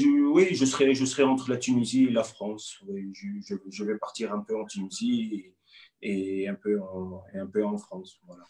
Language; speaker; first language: French; non-native, local second language; Arabic